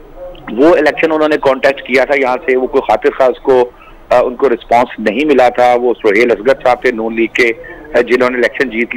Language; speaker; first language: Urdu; non-native, local second language; Punjabi